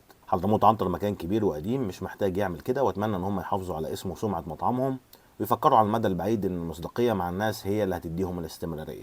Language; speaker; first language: Arabic; native; Arabic